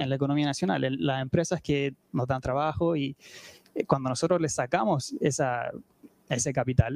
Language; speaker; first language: Spanish; native; Spanish